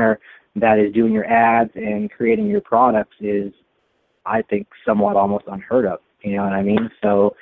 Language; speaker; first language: English; native; English